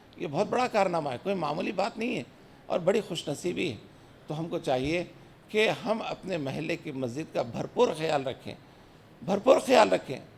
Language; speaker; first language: Urdu; native; Urdu